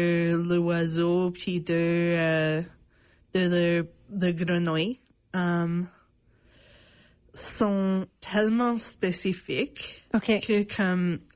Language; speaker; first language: French; non-native, local second language; English